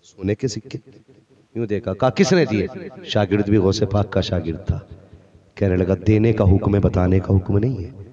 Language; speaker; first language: Urdu; native; Urdu